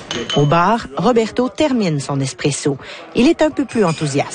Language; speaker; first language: French; native; French